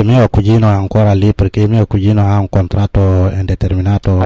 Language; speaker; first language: Italian; non-native, learner; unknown